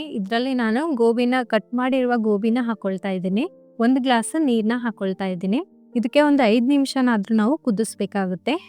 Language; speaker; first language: Kannada; native; Kannada